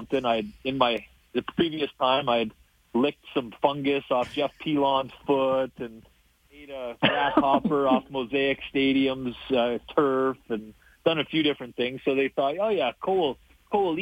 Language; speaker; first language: English; native; English